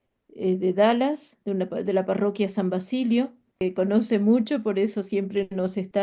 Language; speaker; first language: Spanish; native; Spanish